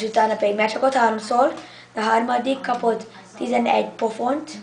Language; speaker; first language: Hungarian; early bilingual, heritage; English